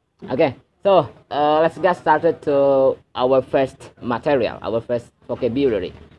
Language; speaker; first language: English; non-native, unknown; Indonesian